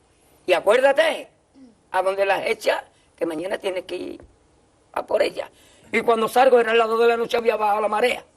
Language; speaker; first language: Spanish; native; Spanish